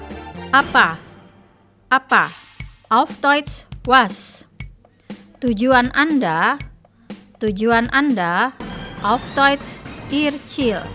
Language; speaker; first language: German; non-native, fluent; Indonesian